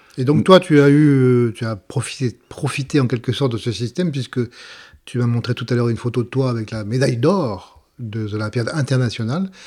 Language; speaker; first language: French; native; French